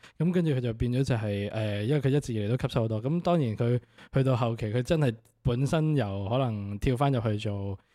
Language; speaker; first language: Cantonese; native; Cantonese